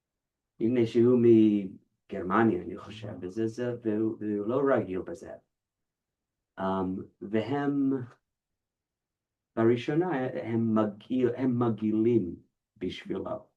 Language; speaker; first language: Hebrew; non-native, fluent; English